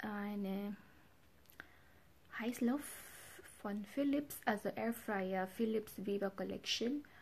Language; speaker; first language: German; non-native, learner; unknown